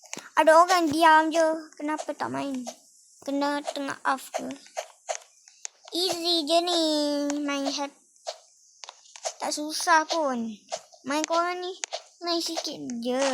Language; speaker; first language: Malay; native; Malay